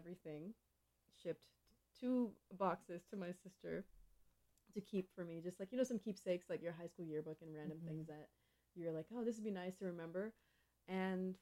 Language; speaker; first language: English; non-native, local second language; Igbo